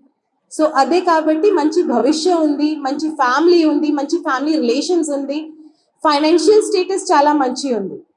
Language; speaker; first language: Telugu; non-native, fluent; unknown